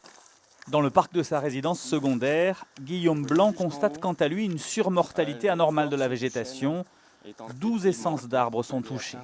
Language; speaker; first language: French; native; French